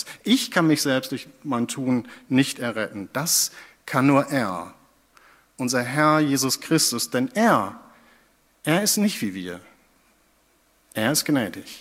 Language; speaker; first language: German; native; German